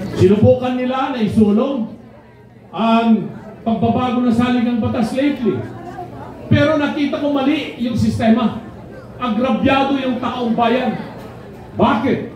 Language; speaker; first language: Filipino; non-native, local second language; Iloko